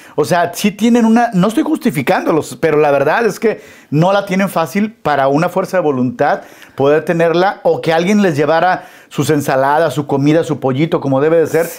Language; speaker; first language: Spanish; native; Spanish